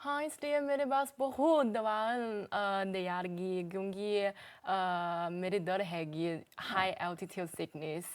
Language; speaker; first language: Hindi; non-native, learner; Chinese